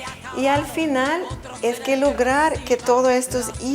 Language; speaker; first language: Spanish; non-native, fluent; Swedish